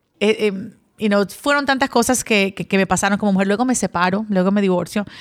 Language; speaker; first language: Spanish; early bilingual, other home language; English